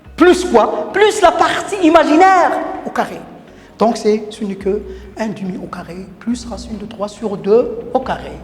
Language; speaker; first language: French; non-native, local second language; Arabic